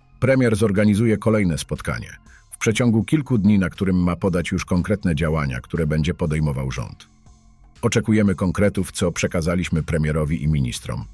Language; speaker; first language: Polish; native; Polish